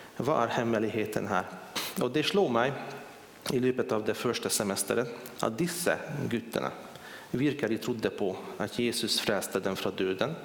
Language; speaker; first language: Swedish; non-native, fluent; Hungarian